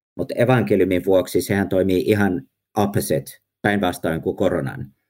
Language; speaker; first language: Finnish; early bilingual, heritage; Finnish